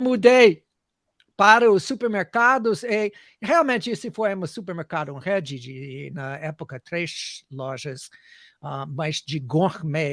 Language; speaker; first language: Portuguese; non-native, fluent; English